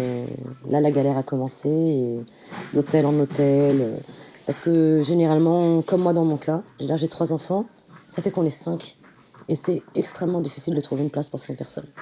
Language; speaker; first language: French; native; French